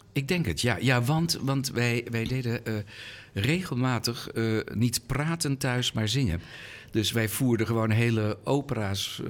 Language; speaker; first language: Dutch; early bilingual, other home language; English